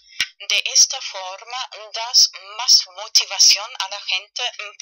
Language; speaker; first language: Spanish; non-native, learner; German